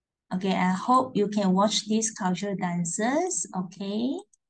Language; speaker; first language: English; non-native, local second language; Chinese